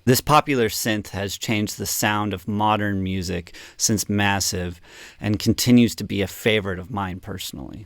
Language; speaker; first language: English; native; English